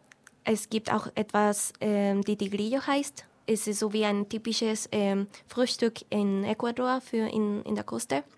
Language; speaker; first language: German; non-native, fluent; Spanish